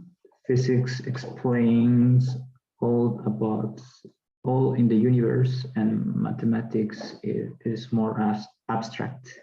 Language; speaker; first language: English; non-native, learner; Spanish